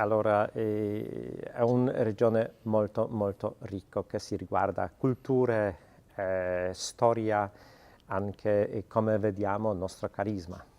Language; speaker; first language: Italian; non-native, fluent; Polish